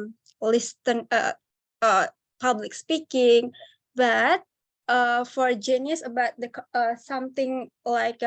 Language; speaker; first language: English; non-native, learner; Indonesian